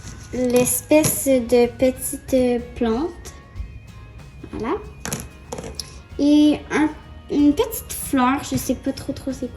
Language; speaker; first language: French; native; French